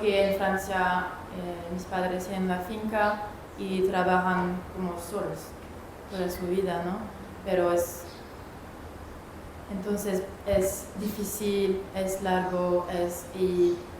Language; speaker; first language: Spanish; non-native, learner; French